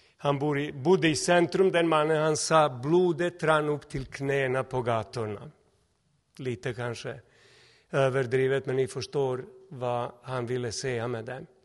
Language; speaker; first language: Swedish; non-native, fluent; Serbian